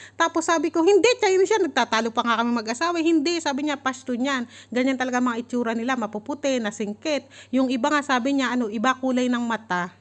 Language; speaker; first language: Filipino; native; Filipino